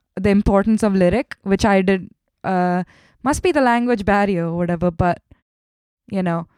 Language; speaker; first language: English; non-native, local second language; Tamil